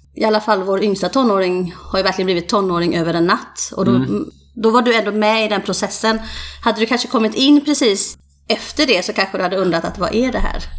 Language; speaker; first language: Swedish; native; Swedish